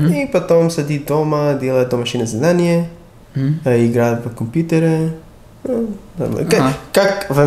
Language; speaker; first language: Russian; non-native, learner; English